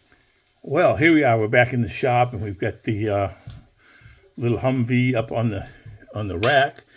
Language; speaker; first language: English; native; English